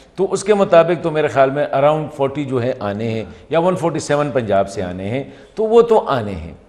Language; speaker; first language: Urdu; non-native, local second language; Pashto